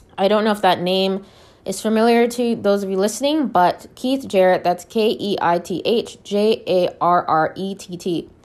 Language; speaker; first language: English; native; English